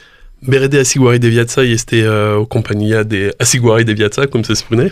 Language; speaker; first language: Romanian; non-native, learner; French